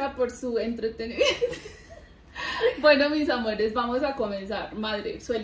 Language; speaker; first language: Spanish; native; Spanish